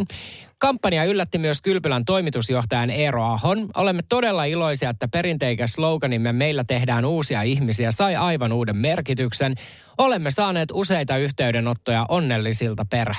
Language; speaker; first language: Finnish; native; Finnish